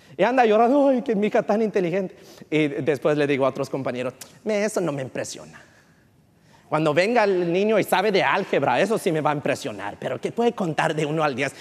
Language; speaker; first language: Spanish; early bilingual, heritage; Spanish